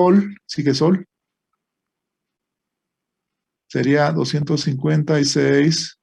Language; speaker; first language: Spanish; native; Spanish